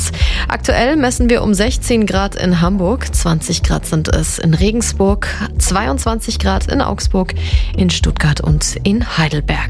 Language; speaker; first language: German; native; German